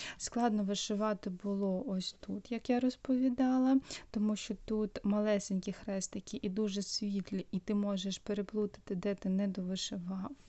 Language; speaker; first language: Ukrainian; non-native, local second language; Russian